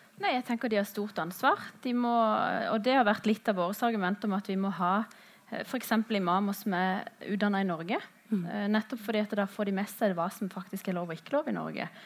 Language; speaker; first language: Norwegian; early bilingual, other home language; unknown